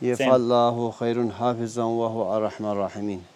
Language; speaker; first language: Hindi; non-native, local second language; Balti